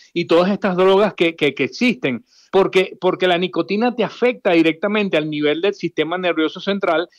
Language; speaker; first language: Spanish; native; Spanish